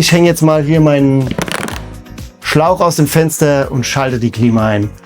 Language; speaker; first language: German; native; German